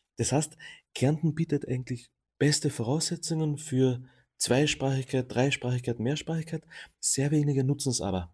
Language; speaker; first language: German; non-native, local second language; Slovenian